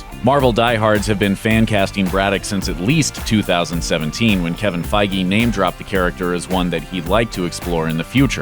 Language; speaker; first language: English; native; English